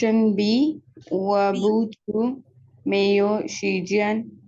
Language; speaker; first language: Chinese; non-native, learner; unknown